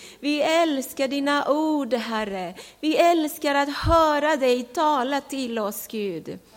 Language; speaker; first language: Swedish; non-native, fluent; Spanish